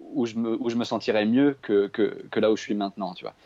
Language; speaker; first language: French; native; French